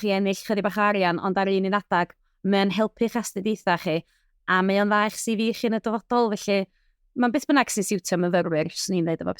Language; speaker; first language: Welsh; native; Welsh